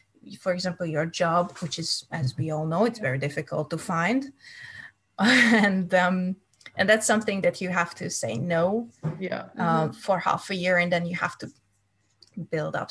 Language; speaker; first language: English; non-native, fluent; Hungarian